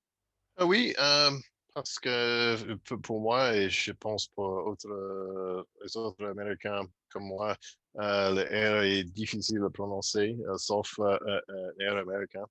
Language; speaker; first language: French; non-native, fluent; English